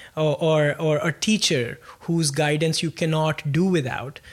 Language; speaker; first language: English; non-native, local second language; Punjabi